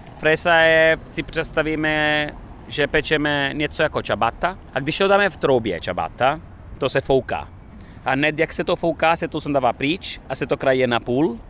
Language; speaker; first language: Czech; non-native, fluent; Italian